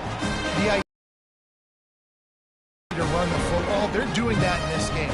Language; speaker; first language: English; native; English